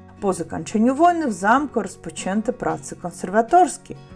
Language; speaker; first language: Polish; non-native, learner; Russian